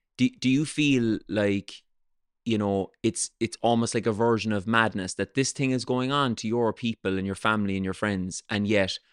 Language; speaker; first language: English; native; English